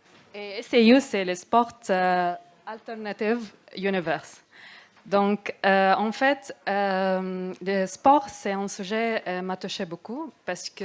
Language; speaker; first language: French; non-native, learner; Arabic